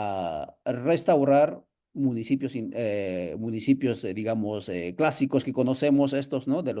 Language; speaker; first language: Spanish; native; Spanish